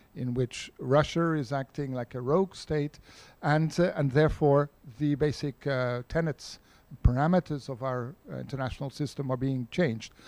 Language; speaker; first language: English; non-native, fluent; Portuguese